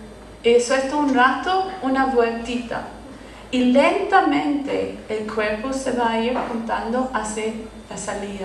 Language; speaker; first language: Spanish; non-native, fluent; English